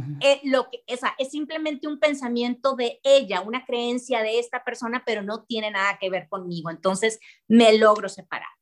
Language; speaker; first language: Spanish; native; Spanish